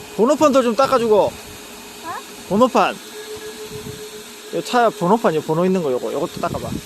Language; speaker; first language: Korean; native; Korean